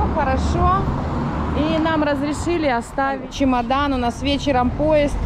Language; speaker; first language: Russian; native; Russian